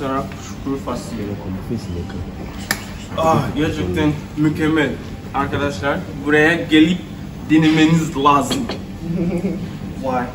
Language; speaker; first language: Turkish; non-native, fluent; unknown